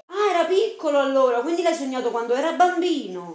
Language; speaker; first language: Italian; native; Italian